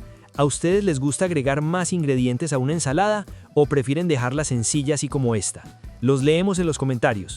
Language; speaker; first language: Spanish; native; Spanish